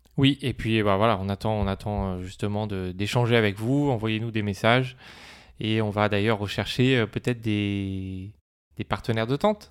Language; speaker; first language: French; native; French